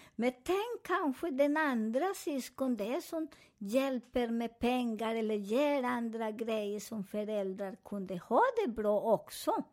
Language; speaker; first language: Swedish; non-native, fluent; Spanish